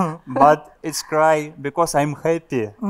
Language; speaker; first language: English; non-native, learner; Russian